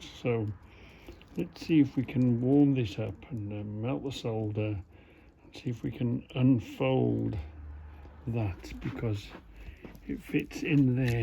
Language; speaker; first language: English; native; English